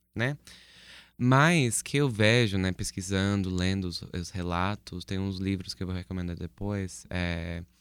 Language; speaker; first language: Portuguese; non-native, fluent; English